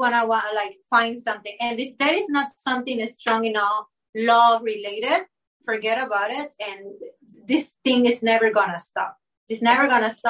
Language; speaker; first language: English; non-native, fluent; Spanish